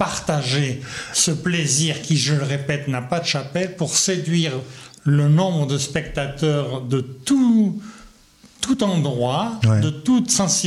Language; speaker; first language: French; native; French